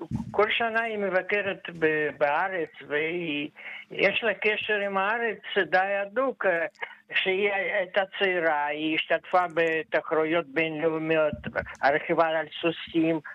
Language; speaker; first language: Hebrew; non-native, fluent; Russian